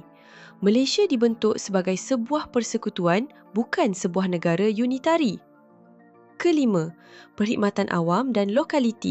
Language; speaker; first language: Malay; native; Malay